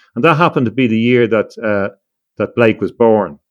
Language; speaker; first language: English; native; English